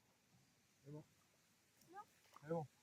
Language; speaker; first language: French; native; French